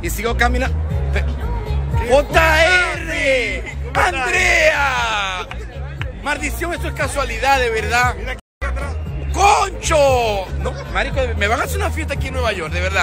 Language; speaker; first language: Spanish; native; Spanish